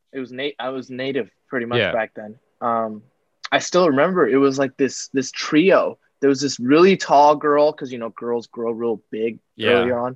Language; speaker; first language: English; non-native, fluent; Chinese